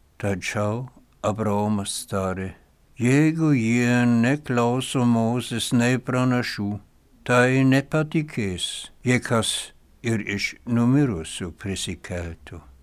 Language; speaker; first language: Lithuanian; non-native, fluent; German